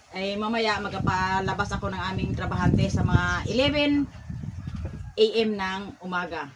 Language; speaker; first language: Filipino; non-native, local second language; Cebuano